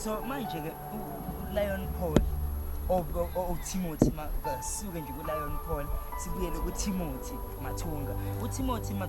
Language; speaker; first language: Zulu; native; Zulu